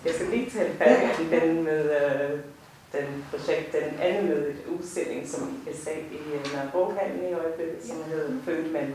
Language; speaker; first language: Danish; non-native, fluent; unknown